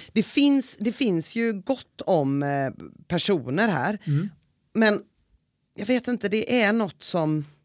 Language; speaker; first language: Swedish; native; Swedish